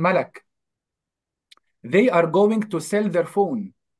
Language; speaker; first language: English; non-native, fluent; Arabic